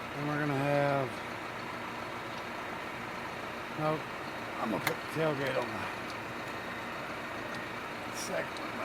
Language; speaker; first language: English; native; English